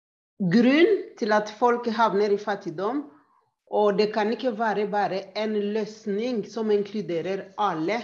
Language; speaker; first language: Swedish; non-native, fluent; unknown